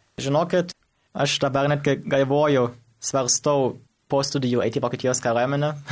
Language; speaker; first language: Lithuanian; early bilingual, heritage; Lithuanian